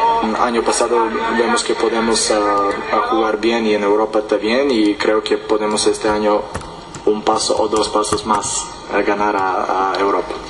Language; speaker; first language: Spanish; non-native, learner; Serbian